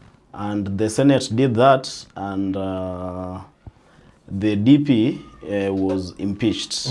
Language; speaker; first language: English; non-native, local second language; Swahili